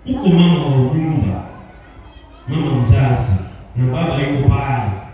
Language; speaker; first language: Swahili; non-native, local second language; Nande